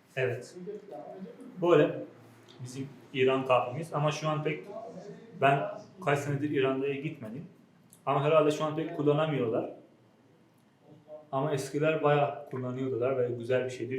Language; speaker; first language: Turkish; non-native, fluent; Persian